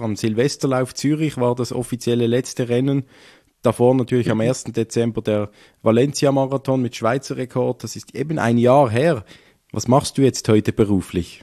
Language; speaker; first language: German; native; German